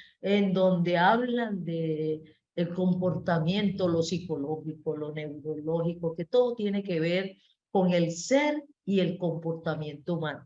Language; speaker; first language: Spanish; native; Spanish